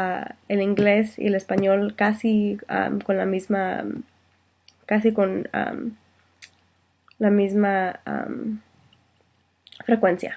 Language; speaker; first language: Spanish; early bilingual, heritage; Spanish